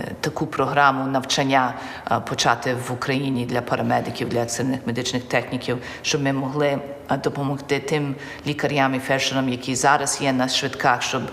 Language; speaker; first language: Ukrainian; early bilingual, heritage; Ukrainian